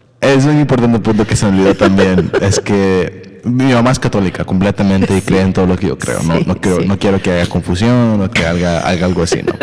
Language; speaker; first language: Spanish; early bilingual, heritage; Spanish